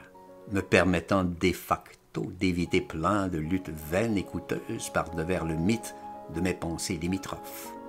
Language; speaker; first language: French; native; French